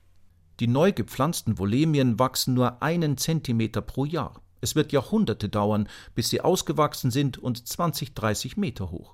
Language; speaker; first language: German; native; German